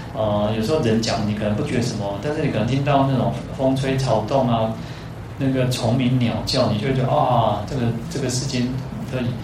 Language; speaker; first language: Chinese; non-native, local second language; Min Nan Chinese